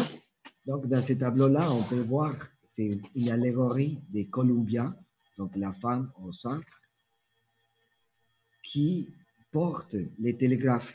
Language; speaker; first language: French; non-native, fluent; Spanish